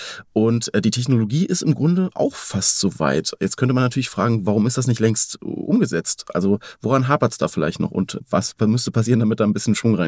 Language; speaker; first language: German; native; German